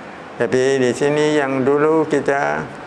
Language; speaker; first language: Indonesian; early bilingual, heritage; Thai